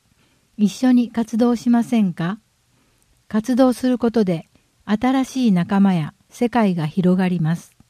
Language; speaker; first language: Japanese; native; Japanese